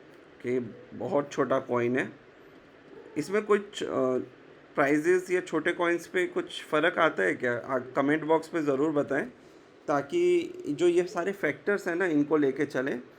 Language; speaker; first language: Hindi; native; Hindi